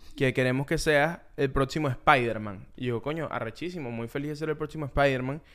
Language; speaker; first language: Spanish; native; Spanish